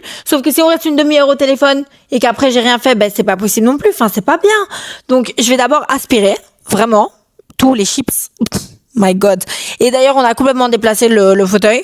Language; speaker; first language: French; native; French